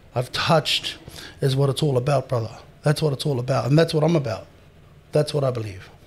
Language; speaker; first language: English; native; English